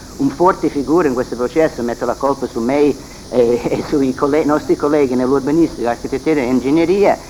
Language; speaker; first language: Italian; non-native, fluent; English